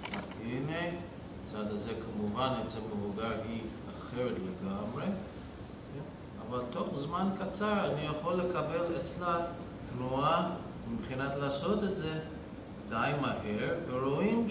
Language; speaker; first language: Hebrew; non-native, fluent; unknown